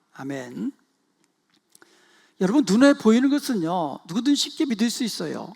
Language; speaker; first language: Korean; native; Korean